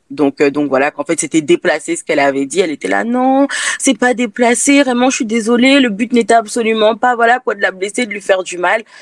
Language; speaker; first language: French; native; French